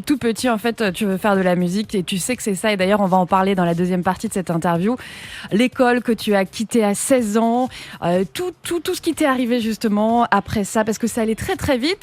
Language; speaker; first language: French; native; French